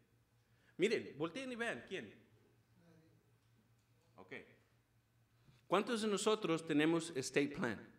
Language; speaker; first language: Spanish; early bilingual, heritage; Spanish